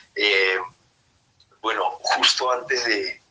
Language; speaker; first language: Spanish; native; Spanish